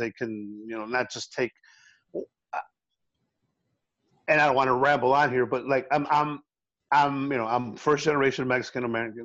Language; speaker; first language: English; early bilingual, other home language; Spanish